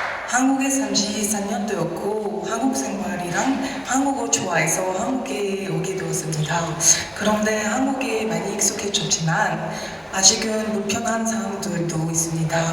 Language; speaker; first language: Korean; non-native, learner; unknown